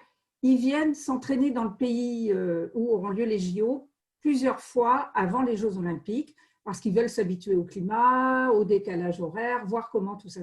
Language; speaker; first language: French; native; French